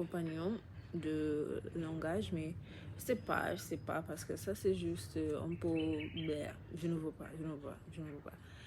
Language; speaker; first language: French; non-native, learner; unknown